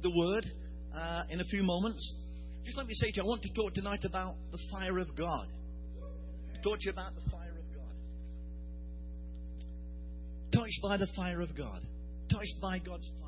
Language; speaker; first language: English; native; English